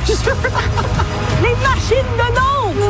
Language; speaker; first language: French; native; French